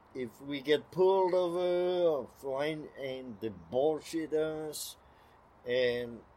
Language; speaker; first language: English; non-native, learner; French